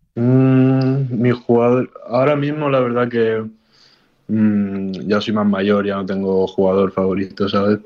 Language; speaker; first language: Spanish; native; Spanish